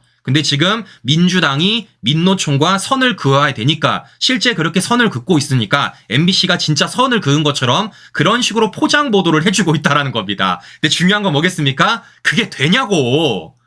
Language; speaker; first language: Korean; native; Korean